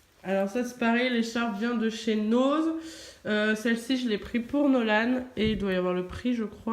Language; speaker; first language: French; native; French